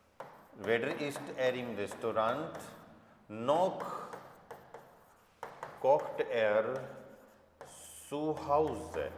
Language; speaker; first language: German; non-native, fluent; Hindi